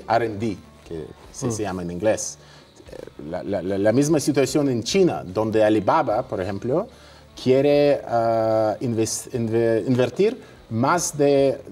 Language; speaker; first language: Spanish; non-native, fluent; Russian